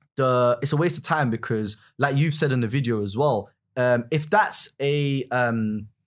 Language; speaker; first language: English; native; English